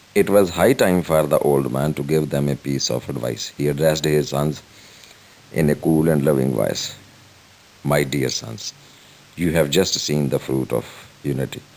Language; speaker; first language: English; non-native, local second language; Urdu